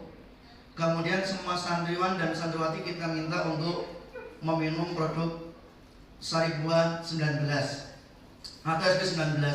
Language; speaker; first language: Indonesian; native; Indonesian